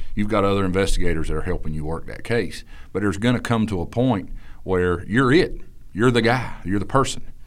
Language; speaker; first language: English; native; English